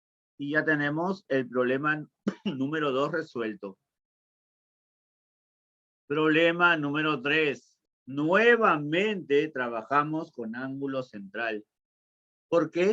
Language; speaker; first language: Spanish; native; Spanish